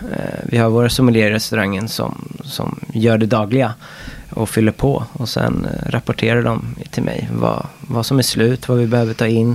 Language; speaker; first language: Swedish; non-native, fluent; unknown